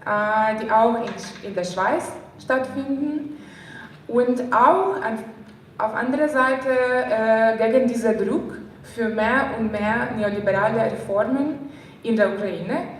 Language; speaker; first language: German; non-native, fluent; Ukrainian